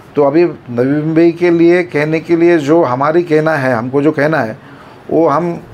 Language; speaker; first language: Hindi; non-native, local second language; Marathi